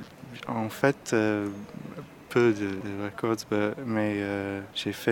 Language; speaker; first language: French; non-native, learner; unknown